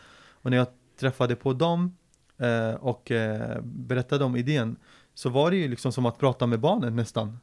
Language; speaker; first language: Swedish; early bilingual, other home language; Arabic